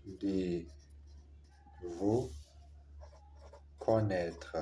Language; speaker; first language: French; non-native, learner; Portuguese